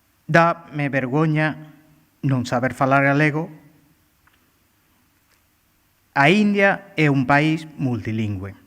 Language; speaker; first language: Galician; non-native, learner; Bangla